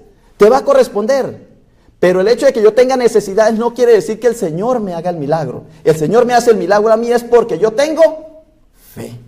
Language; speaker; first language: Spanish; native; Spanish